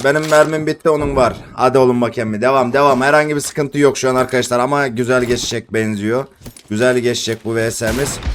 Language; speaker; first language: Turkish; native; Turkish